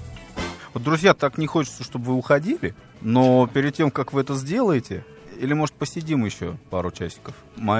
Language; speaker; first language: Russian; native; Russian